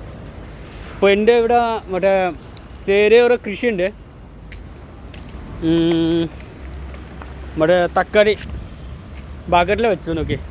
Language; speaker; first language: Malayalam; non-native, local second language; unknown